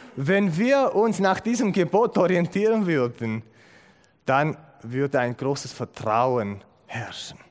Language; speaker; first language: German; non-native, fluent; Romanian